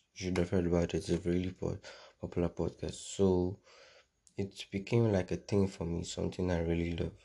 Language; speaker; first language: English; non-native, local second language; Yoruba